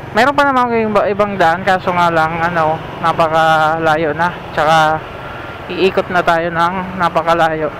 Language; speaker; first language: Filipino; non-native, local second language; Bikol